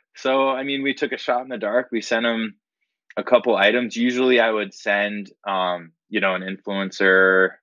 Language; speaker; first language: English; native; English